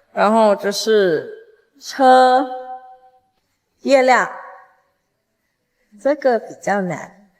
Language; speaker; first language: Chinese; non-native, fluent; Thai